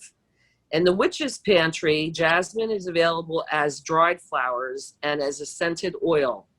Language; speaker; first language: English; native; English